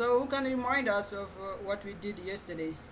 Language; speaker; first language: English; non-native, fluent; French